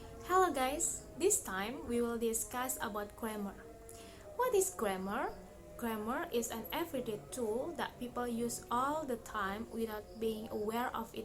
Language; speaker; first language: English; non-native, learner; Indonesian